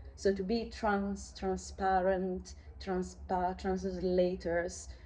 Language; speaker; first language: English; non-native, fluent; Italian